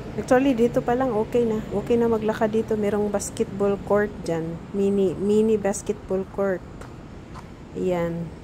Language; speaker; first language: Filipino; non-native, local second language; Cebuano